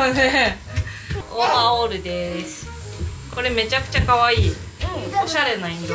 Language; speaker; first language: Japanese; native; Japanese